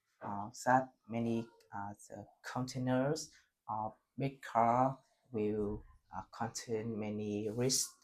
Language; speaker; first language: English; non-native, learner; Vietnamese